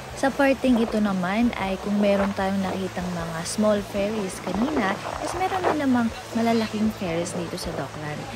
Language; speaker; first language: Filipino; native; Filipino